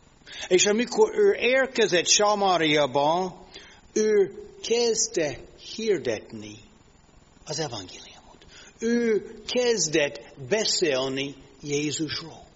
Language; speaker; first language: Hungarian; non-native, fluent; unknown